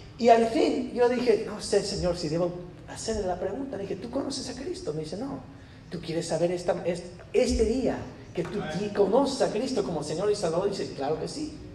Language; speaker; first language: Spanish; non-native, fluent; English